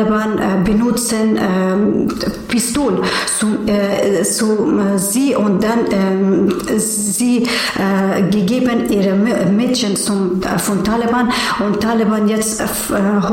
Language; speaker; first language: German; non-native, learner; Persian